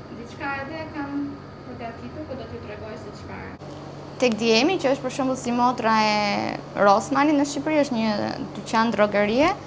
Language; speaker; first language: Albanian; native; Albanian